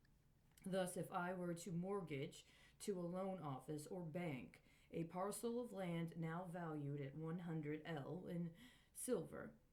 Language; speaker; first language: English; native; English